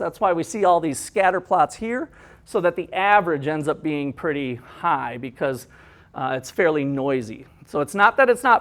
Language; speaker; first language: English; native; English